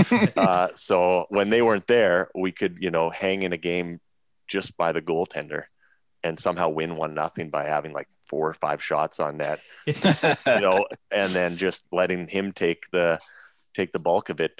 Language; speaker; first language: English; native; English